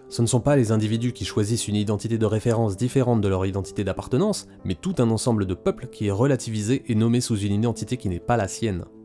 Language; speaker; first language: French; native; French